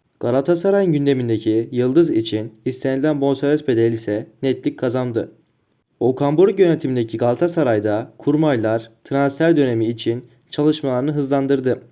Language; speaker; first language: Turkish; native; Turkish